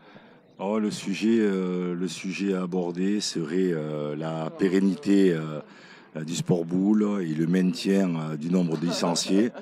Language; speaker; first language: French; native; French